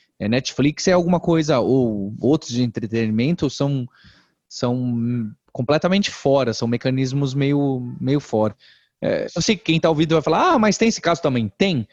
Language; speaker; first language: Portuguese; native; Portuguese